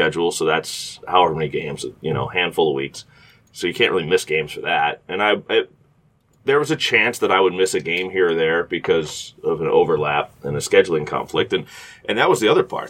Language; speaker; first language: English; native; English